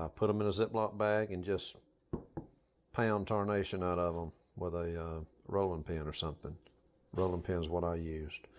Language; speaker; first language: English; native; English